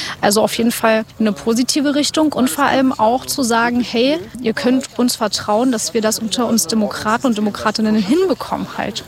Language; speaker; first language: German; native; German